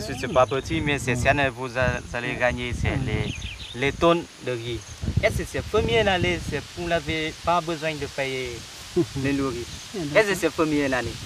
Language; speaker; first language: French; non-native, learner; Vietnamese